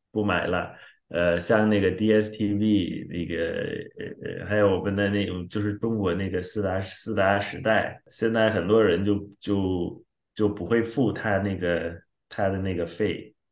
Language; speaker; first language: Chinese; non-native, fluent; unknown